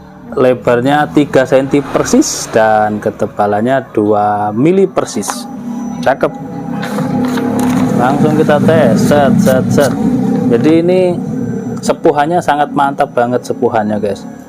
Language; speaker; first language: Indonesian; native; Indonesian